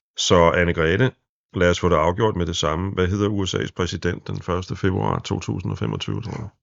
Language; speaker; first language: Danish; native; Danish